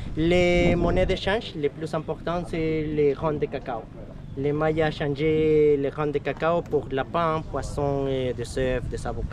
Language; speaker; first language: French; non-native, learner; Spanish